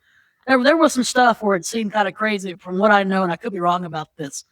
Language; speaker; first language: English; native; English